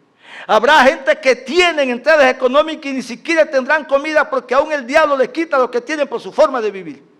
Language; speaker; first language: Spanish; native; Spanish